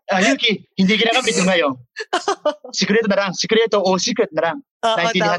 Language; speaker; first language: Filipino; non-native, learner; Japanese